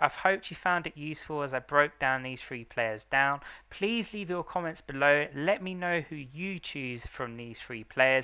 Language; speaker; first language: English; native; English